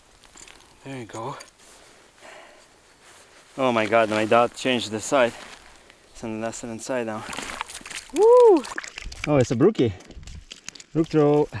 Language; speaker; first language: English; non-native, learner; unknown